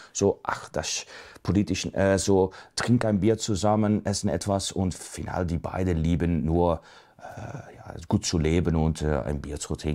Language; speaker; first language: German; non-native, learner; Dutch